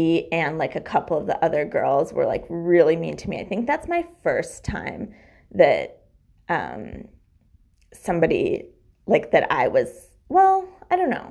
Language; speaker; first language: English; native; English